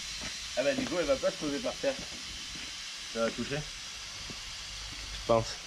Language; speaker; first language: French; native; French